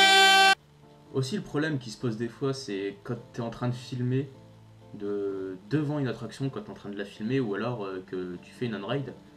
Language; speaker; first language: French; native; French